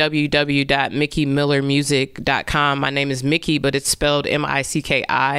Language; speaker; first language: English; native; English